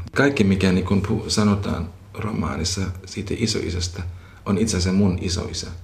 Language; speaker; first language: Finnish; non-native, fluent; German